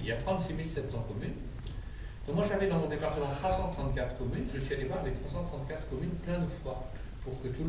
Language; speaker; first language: French; native; French